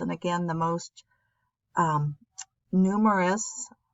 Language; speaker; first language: English; native; English